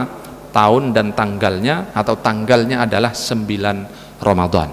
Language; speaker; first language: Indonesian; native; Indonesian